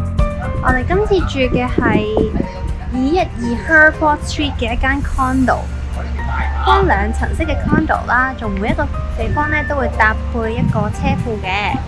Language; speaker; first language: Chinese; native; Chinese